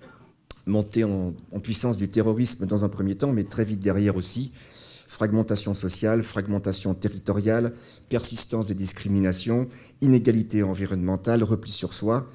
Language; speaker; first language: French; native; French